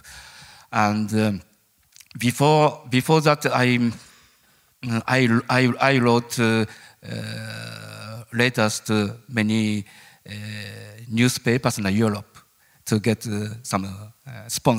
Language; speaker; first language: English; non-native, learner; Japanese